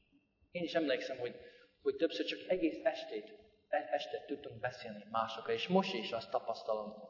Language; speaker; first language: Hungarian; non-native, fluent; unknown